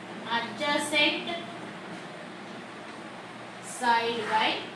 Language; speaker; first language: English; non-native, local second language; Telugu